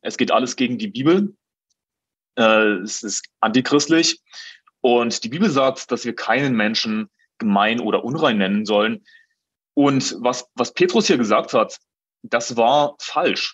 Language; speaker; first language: German; native; German